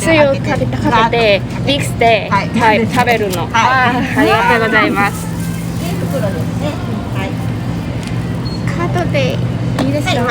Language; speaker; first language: Japanese; non-native, learner; Korean